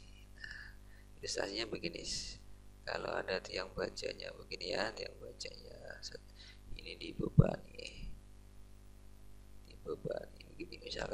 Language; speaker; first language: Indonesian; native; Indonesian